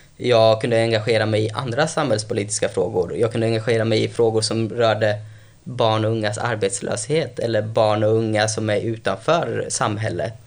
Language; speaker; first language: Swedish; early bilingual, other home language; Albanian